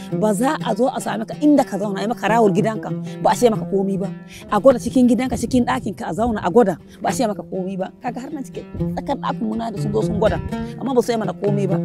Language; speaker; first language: Hausa; non-native, local second language; Fula